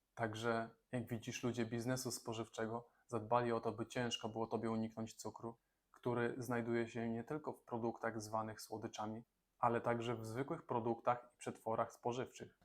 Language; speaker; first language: Polish; native; Polish